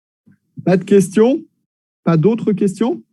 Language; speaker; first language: French; native; French